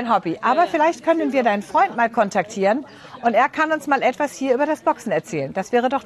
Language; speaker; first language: German; native; German